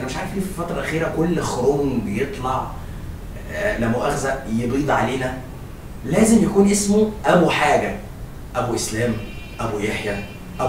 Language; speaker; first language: Arabic; native; Arabic